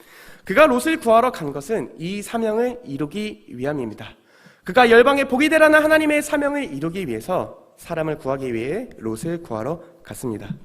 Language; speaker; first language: Korean; native; Korean